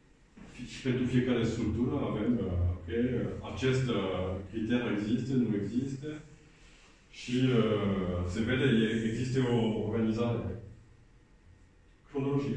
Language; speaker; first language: Romanian; non-native, learner; French